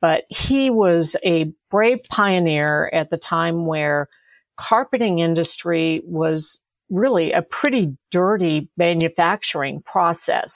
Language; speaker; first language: English; native; English